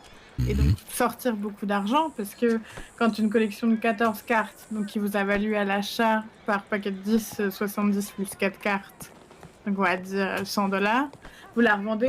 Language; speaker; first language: French; native; French